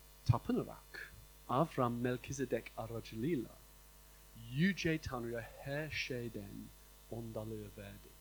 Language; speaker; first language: Turkish; non-native, fluent; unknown